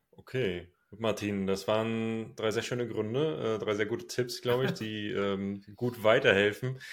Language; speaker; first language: German; native; German